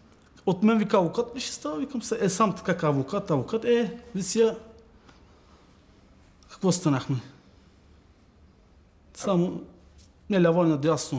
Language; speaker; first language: Bulgarian; non-native, local second language; Turkish